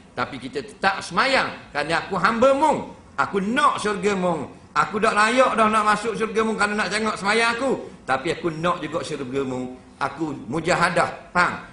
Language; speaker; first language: Malay; native; Malay